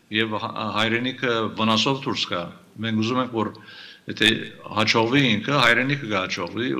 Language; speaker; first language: Armenian; early bilingual, heritage; Armenian